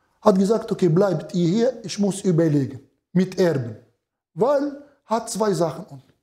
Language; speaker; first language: German; non-native, learner; Arabic